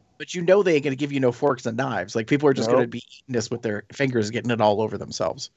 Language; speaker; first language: English; native; English